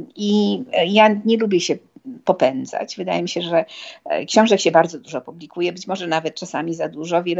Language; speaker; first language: Polish; native; Polish